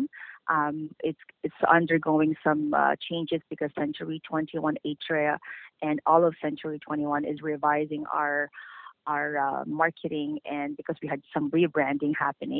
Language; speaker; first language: English; non-native, local second language; Filipino